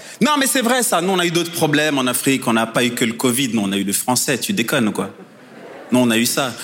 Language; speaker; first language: French; non-native, local second language; Kinyarwanda